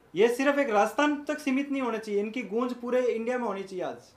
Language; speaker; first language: Hindi; native; Hindi